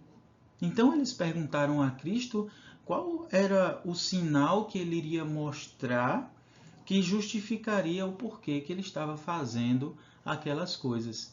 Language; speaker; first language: Portuguese; native; Portuguese